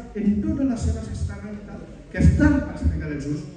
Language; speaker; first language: Catalan; non-native, fluent; Wolof